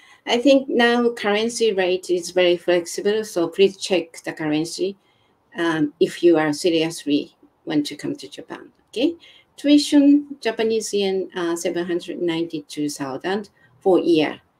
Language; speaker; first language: English; non-native, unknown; Japanese